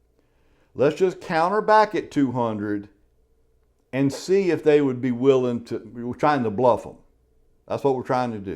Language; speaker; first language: English; native; English